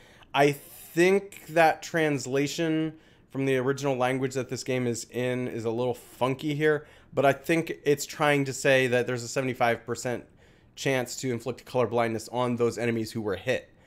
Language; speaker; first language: English; native; English